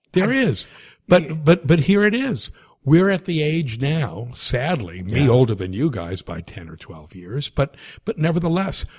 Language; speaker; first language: English; native; English